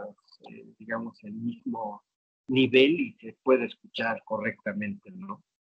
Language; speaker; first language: Spanish; native; Spanish